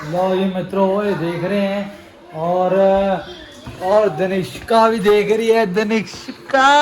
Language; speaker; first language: Hindi; non-native, local second language; Punjabi